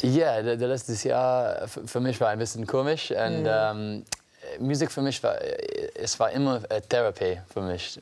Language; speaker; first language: German; non-native, learner; English